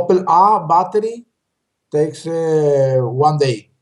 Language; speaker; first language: English; non-native, learner; Spanish